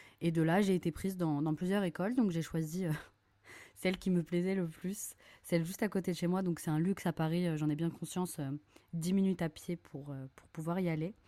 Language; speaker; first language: French; native; French